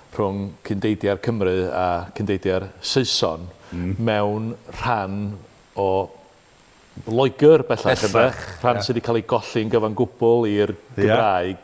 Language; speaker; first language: Welsh; native; Welsh